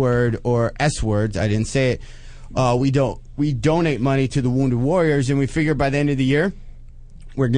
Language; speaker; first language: English; native; English